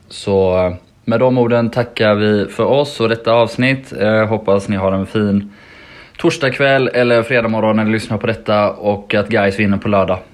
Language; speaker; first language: Swedish; native; Swedish